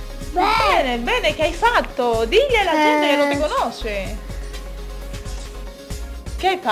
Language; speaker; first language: Italian; non-native, fluent; Spanish